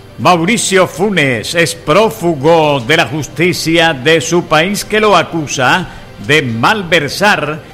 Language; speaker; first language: Spanish; native; Spanish